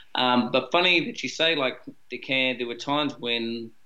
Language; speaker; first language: English; native; English